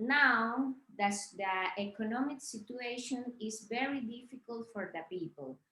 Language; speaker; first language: English; non-native, learner; Spanish